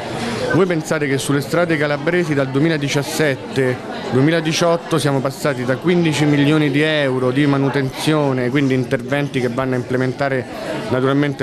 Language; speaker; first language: Italian; native; Italian